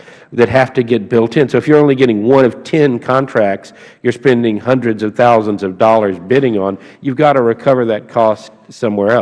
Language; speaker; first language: English; native; English